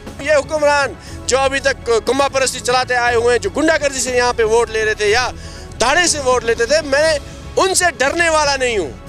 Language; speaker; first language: Urdu; non-native, local second language; Kashmiri